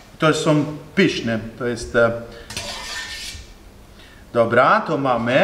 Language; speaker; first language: Polish; non-native, learner; Italian